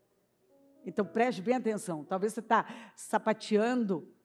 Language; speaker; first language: Portuguese; native; Portuguese